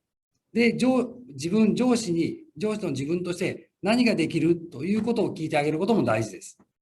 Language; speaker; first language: Japanese; native; Japanese